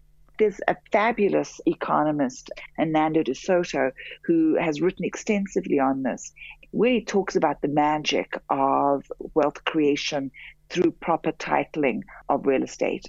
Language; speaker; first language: English; native; English